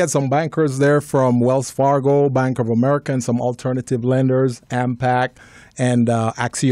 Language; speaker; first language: English; native; English